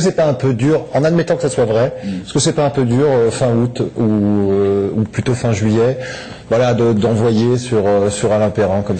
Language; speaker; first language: French; native; French